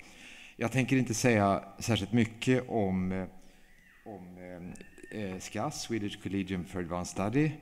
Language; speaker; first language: Swedish; native; Swedish